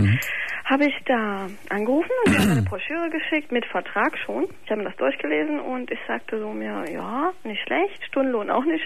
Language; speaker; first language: German; native; German